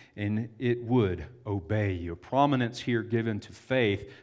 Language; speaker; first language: English; native; English